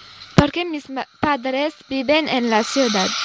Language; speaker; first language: Spanish; non-native, learner; French